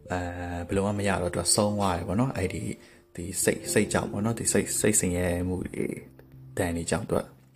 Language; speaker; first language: Burmese; native; Burmese